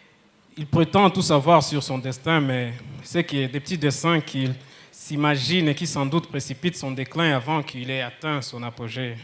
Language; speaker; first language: French; non-native, local second language; Kinyarwanda